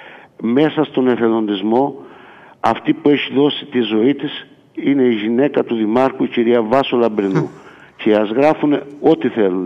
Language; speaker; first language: Greek; native; Greek